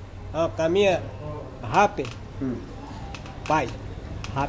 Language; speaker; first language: Portuguese; non-native, learner; English